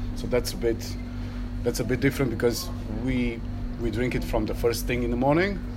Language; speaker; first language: English; non-native, learner; Romanian